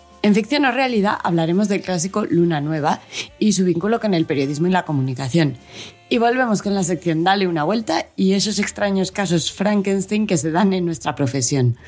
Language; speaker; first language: Spanish; native; Spanish